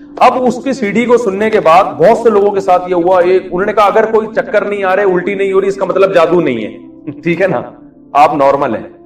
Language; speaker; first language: Urdu; native; Urdu